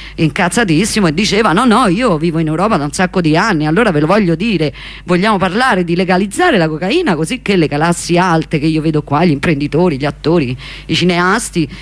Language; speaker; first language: Italian; native; Italian